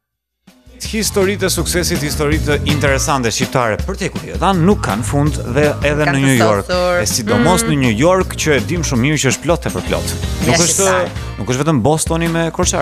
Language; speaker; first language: Albanian; native; Albanian